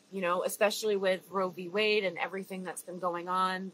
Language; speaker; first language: English; native; English